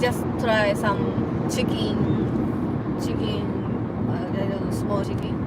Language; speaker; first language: English; non-native, learner; Japanese